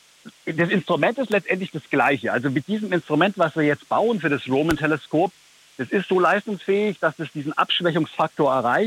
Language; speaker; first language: German; native; German